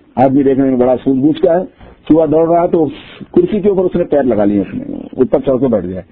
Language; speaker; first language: Urdu; native; Urdu